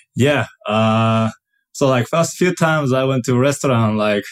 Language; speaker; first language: English; non-native, fluent; Japanese